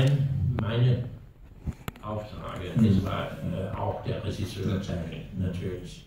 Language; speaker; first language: German; non-native, learner; Danish